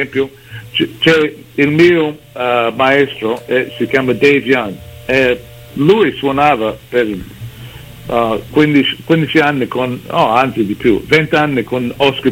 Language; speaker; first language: Italian; early bilingual, heritage; English